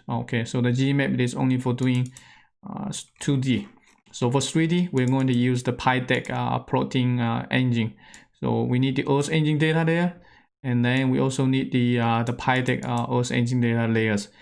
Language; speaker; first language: English; non-native, fluent; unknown